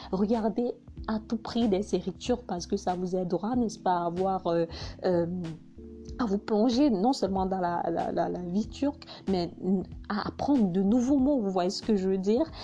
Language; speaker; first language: French; non-native, local second language; Hausa